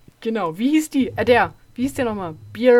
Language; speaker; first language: German; native; German